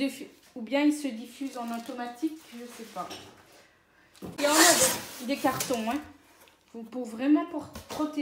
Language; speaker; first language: French; native; French